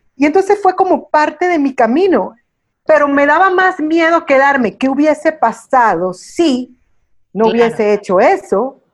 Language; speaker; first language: Spanish; early bilingual, heritage; Spanish